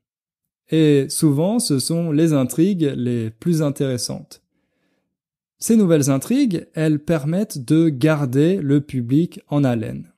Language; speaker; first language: French; native; French